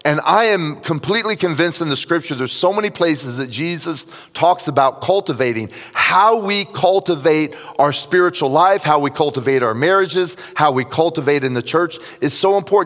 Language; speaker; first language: English; native; English